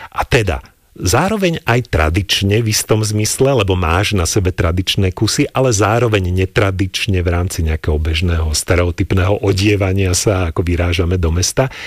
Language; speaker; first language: Slovak; native; Slovak